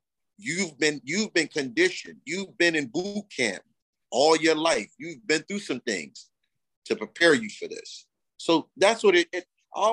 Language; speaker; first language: English; native; English